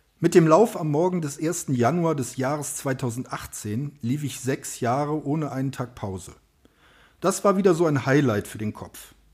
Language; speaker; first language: German; native; German